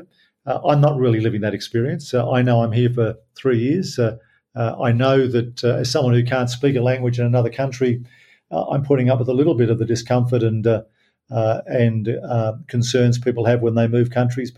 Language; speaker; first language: English; native; English